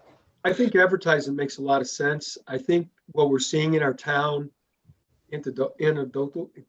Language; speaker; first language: English; native; English